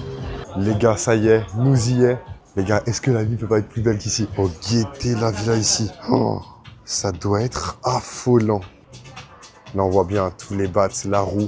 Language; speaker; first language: French; native; French